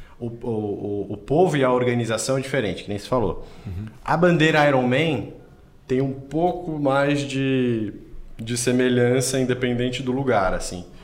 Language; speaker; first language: Portuguese; native; Portuguese